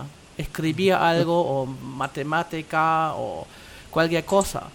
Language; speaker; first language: Spanish; non-native, fluent; German